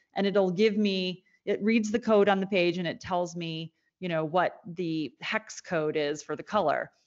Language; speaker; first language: English; native; English